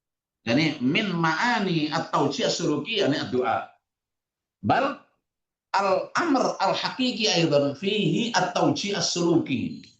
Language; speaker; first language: Arabic; non-native, fluent; Indonesian